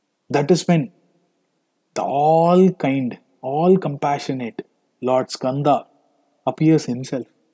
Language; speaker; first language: English; non-native, local second language; Tamil